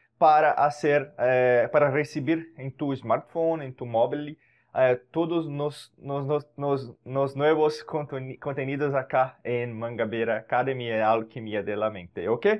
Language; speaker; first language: Spanish; non-native, fluent; Portuguese